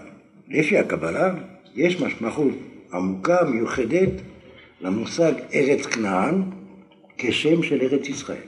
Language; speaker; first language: Hebrew; non-native, fluent; French